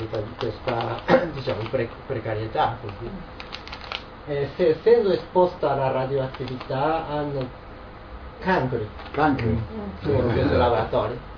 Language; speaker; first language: Italian; non-native, learner; Japanese